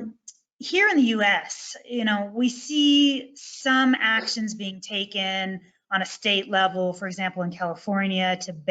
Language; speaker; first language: English; native; English